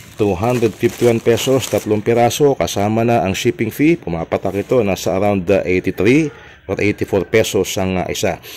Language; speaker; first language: Filipino; native; Filipino